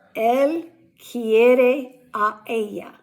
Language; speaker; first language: Spanish; non-native, fluent; English